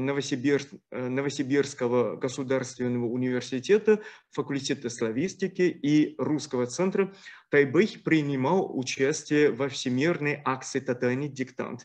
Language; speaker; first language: Russian; non-native, fluent; Chinese